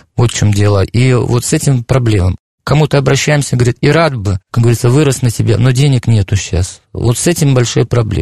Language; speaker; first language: Russian; native; Russian